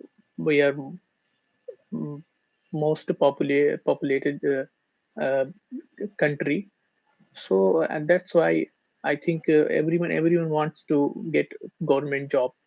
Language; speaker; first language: English; non-native, learner; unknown